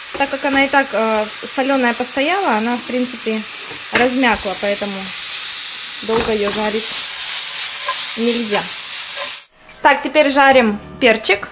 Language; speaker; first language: Russian; native; Russian